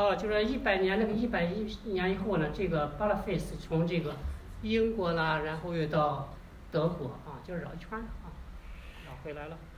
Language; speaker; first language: Chinese; native; Chinese